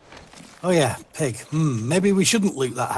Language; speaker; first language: English; native; English